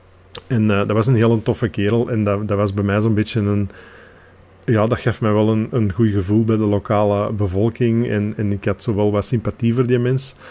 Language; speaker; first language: Dutch; native; Dutch